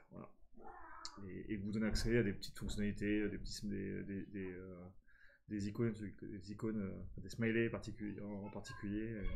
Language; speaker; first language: French; native; French